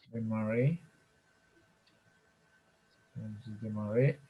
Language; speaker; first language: French; non-native, learner; Spanish